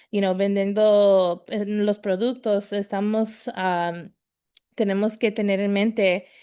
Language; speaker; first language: Spanish; early bilingual, heritage; Spanish